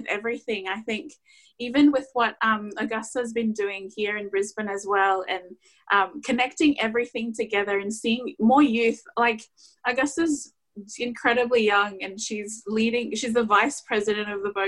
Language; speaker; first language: English; non-native, fluent; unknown